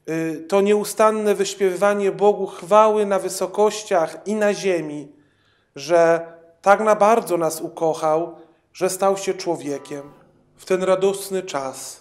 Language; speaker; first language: Polish; native; Polish